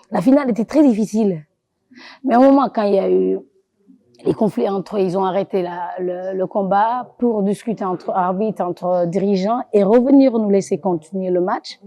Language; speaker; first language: French; non-native, local second language; Wolof